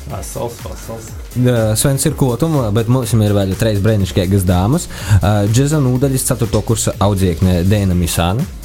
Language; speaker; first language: Latvian; native; Latvian